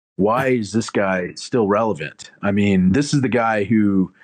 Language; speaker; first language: English; native; English